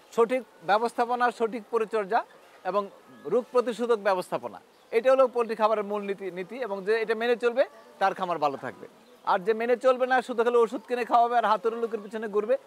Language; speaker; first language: Bangla; native; Bangla